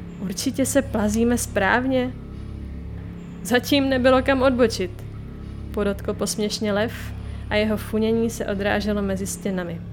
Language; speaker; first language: Czech; native; Czech